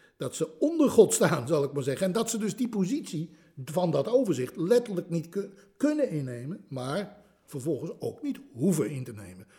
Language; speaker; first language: Dutch; native; Dutch